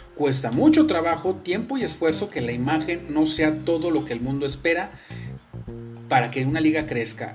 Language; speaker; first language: Spanish; native; Spanish